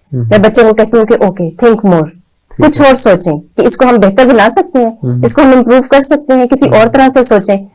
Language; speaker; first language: Urdu; native; Urdu